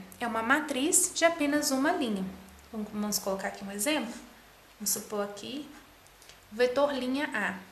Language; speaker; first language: Portuguese; native; Portuguese